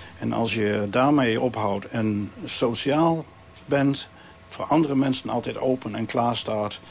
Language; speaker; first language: Dutch; native; Dutch